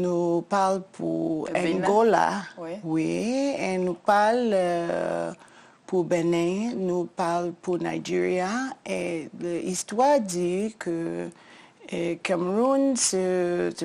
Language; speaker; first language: French; non-native, learner; English